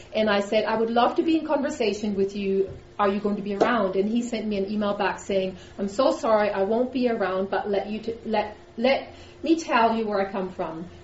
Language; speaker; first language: English; non-native, fluent; German